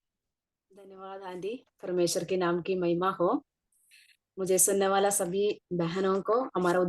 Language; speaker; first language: Hindi; non-native, local second language; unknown